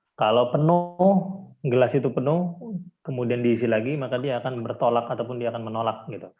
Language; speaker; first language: Indonesian; native; Indonesian